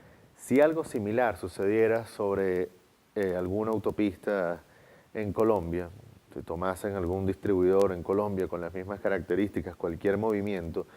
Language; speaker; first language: Spanish; native; Spanish